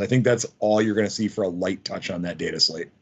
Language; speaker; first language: English; native; English